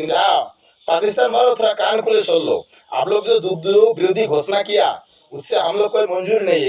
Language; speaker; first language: Hindi; non-native, local second language; Bangla